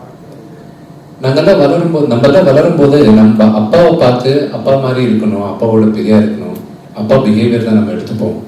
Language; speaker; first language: Tamil; non-native, local second language; Telugu